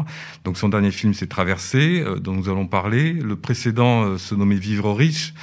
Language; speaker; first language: French; native; French